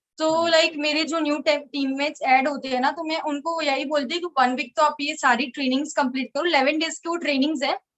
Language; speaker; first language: Hindi; non-native, local second language; Gujarati